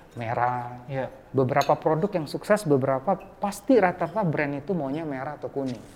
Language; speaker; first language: Indonesian; native; Indonesian